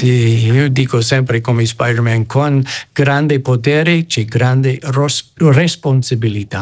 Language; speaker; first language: Italian; non-native, fluent; English